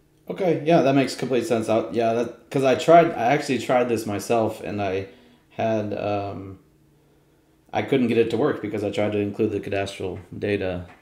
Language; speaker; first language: English; native; English